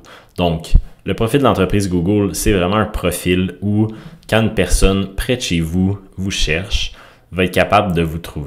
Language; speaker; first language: French; native; French